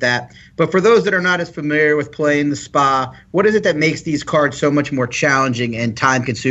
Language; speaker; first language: English; native; English